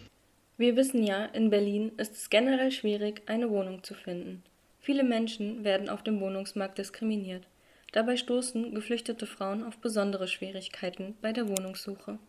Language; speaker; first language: German; native; German